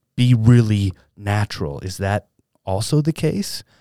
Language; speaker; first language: English; native; English